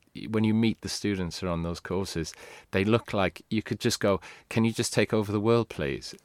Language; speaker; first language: English; non-native, local second language; Welsh